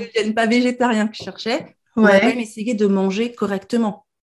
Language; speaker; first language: French; native; French